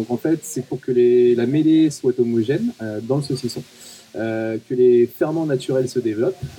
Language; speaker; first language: French; native; French